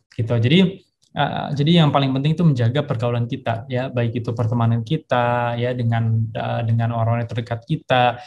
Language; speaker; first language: Indonesian; early bilingual, heritage; Indonesian